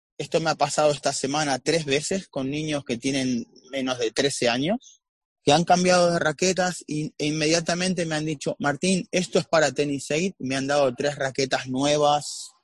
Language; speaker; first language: Spanish; native; Spanish